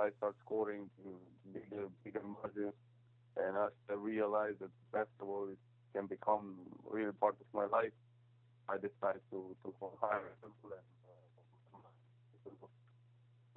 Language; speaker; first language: English; non-native, fluent; Slovenian